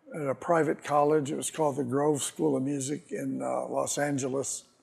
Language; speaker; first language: English; native; English